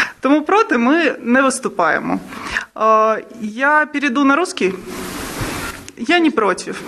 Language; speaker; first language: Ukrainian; non-native, local second language; Russian